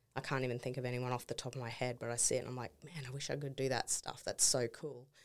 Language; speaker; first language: English; native; English